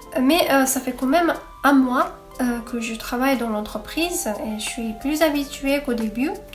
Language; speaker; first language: French; non-native, fluent; Japanese